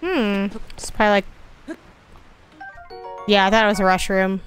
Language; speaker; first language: English; native; English